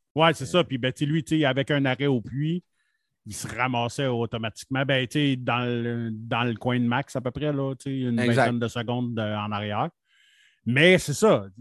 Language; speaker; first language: French; native; French